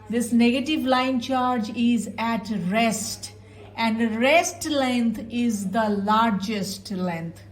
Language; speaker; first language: English; non-native, local second language; Bangla